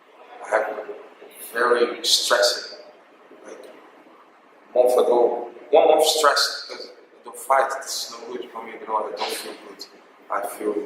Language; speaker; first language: English; non-native, learner; Portuguese